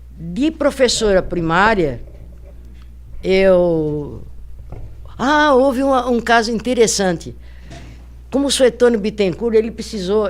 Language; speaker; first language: Portuguese; native; Portuguese